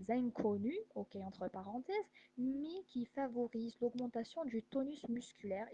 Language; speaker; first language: French; non-native, local second language; Arabic